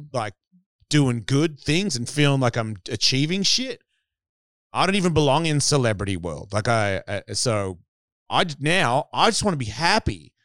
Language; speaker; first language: English; native; English